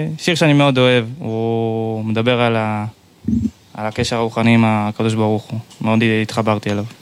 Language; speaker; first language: Hebrew; early bilingual, heritage; Hebrew